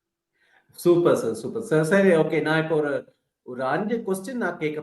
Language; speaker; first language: Tamil; early bilingual, heritage; Tamil